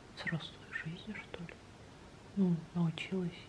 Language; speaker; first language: Russian; non-native, local second language; Kazakh